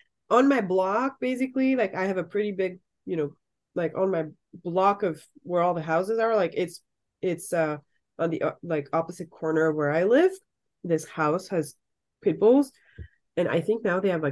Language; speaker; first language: English; non-native, fluent; French